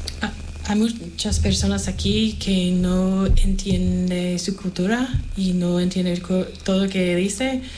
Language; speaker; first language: Spanish; non-native, fluent; English